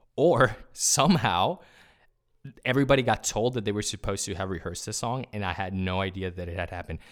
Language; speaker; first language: English; early bilingual, other home language; Spanish